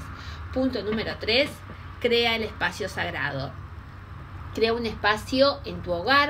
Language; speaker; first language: Spanish; native; Spanish